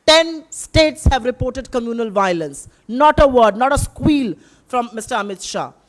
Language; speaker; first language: English; non-native, local second language; Hindi